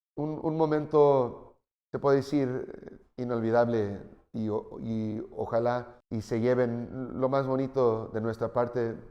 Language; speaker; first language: Spanish; early bilingual, heritage; Spanish